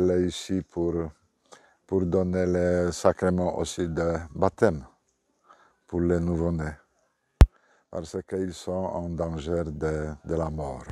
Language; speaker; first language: French; non-native, fluent; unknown